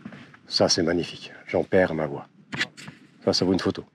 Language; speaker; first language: French; native; French